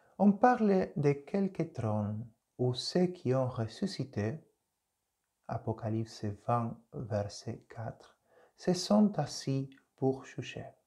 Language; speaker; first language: French; non-native, fluent; Spanish